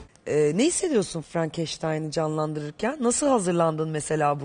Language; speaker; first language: Turkish; native; Turkish